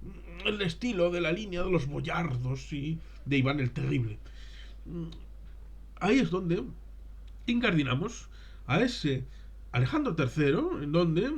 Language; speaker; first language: Spanish; native; Spanish